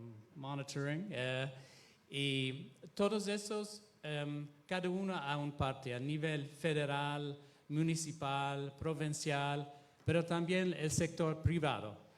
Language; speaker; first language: Spanish; non-native, fluent; Italian